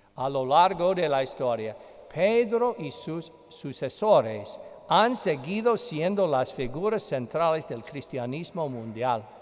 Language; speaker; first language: Spanish; non-native, fluent; English